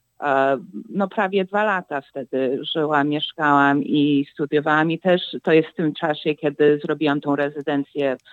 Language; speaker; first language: Polish; early bilingual, heritage; Polish